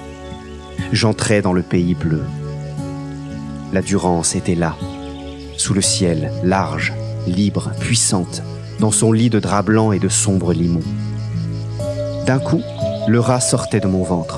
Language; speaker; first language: French; native; French